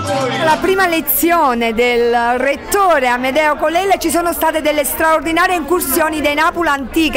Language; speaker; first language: Italian; native; Italian